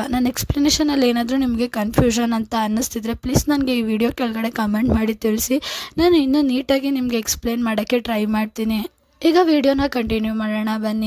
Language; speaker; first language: Kannada; native; Kannada